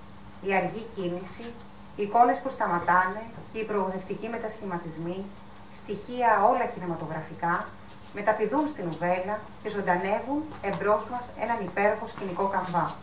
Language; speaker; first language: Greek; native; Greek